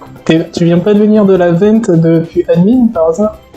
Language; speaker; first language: French; native; French